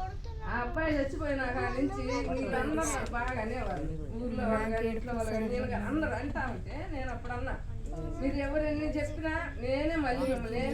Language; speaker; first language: Telugu; native; Telugu